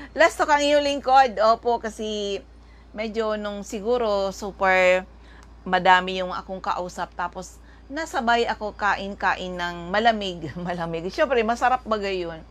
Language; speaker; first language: Filipino; non-native, local second language; Bikol